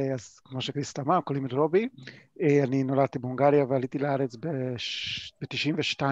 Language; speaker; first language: Hebrew; non-native, fluent; Hungarian